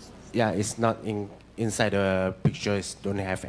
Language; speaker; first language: English; non-native, learner; Chinese